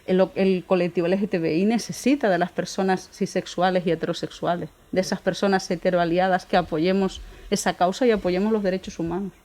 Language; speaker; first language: Spanish; native; Spanish